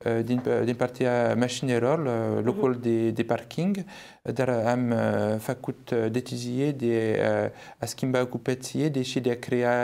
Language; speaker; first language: Romanian; non-native, fluent; French